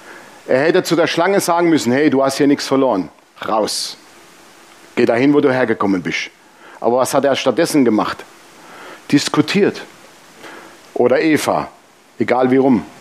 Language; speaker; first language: German; native; German